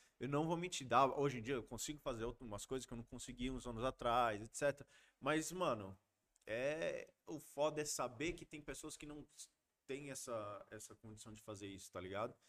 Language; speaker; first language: Portuguese; early bilingual, heritage; Portuguese